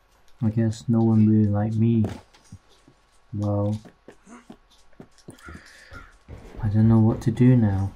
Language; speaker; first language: English; non-native, fluent; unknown